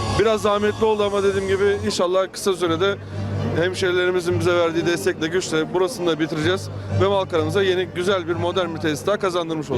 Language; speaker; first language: Turkish; native; Turkish